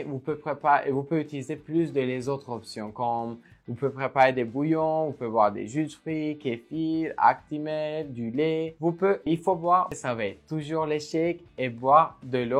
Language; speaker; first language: French; non-native, fluent; Turkish